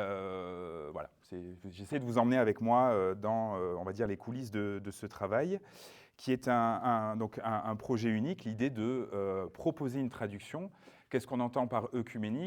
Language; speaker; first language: French; native; French